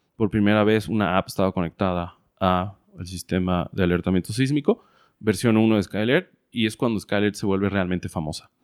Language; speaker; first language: Spanish; native; Spanish